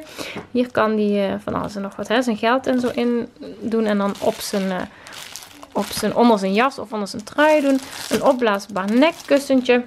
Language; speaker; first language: Dutch; native; Dutch